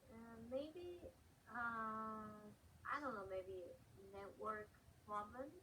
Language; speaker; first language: English; non-native, learner; Chinese